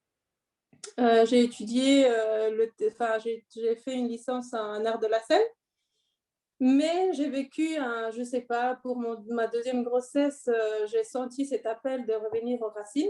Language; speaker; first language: French; non-native, fluent; Spanish